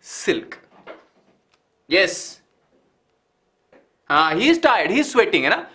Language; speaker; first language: English; non-native, local second language; Hindi